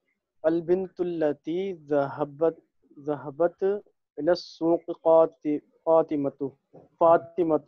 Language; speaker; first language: Arabic; non-native, learner; Urdu